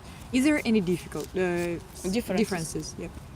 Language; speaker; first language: English; non-native, fluent; Russian